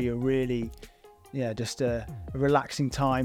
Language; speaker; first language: English; native; English